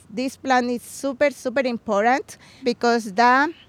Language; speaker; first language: English; non-native, fluent; Spanish